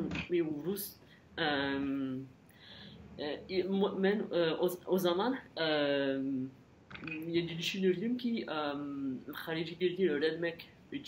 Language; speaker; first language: Azerbaijani; non-native, learner; French